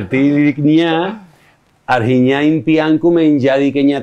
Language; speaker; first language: Indonesian; non-native, learner; Spanish